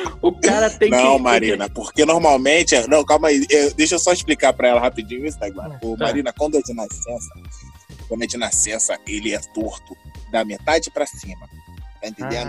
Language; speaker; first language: Portuguese; native; Portuguese